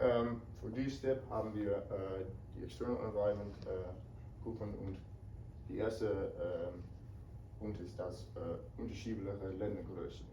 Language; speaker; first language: German; non-native, learner; Dutch